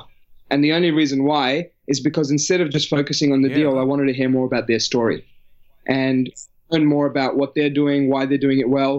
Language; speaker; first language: English; native; English